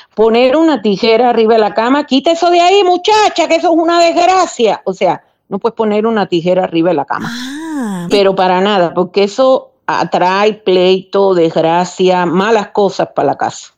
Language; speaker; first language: Spanish; native; Spanish